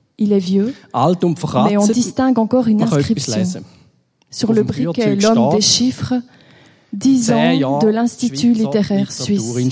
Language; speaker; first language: French; native; French